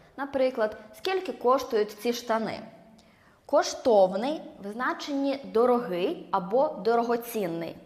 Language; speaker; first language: Ukrainian; native; Ukrainian